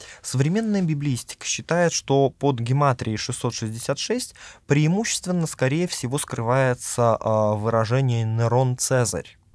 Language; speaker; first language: Russian; native; Russian